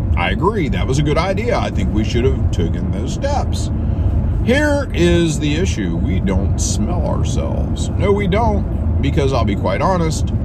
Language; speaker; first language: English; native; English